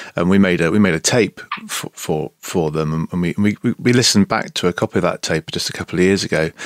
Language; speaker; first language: English; native; English